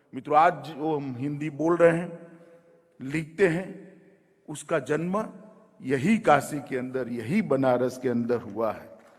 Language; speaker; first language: Hindi; non-native, local second language; Gujarati